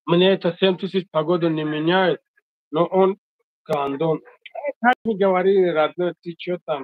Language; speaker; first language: Russian; non-native, fluent; Tajik